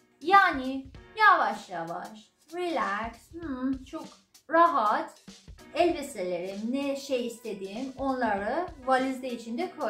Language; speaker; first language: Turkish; non-native, learner; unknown